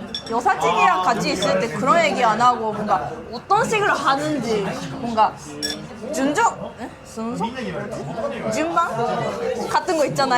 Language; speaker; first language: Korean; non-native, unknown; Japanese